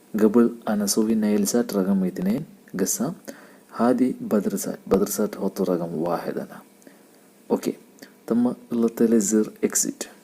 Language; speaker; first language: Arabic; non-native, learner; Malayalam